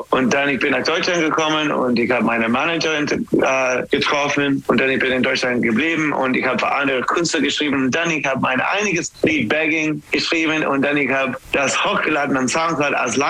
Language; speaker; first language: German; non-native, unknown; English